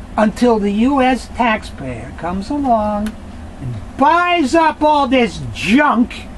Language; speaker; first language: English; native; English